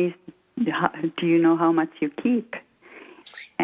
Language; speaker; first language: English; non-native, fluent; Finnish